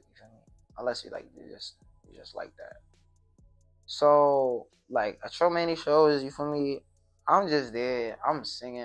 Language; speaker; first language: English; native; English